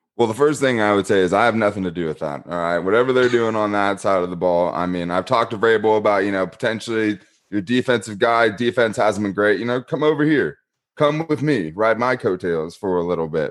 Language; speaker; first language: English; native; English